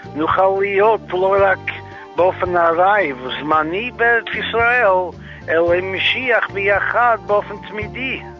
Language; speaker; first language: Hebrew; non-native, fluent; English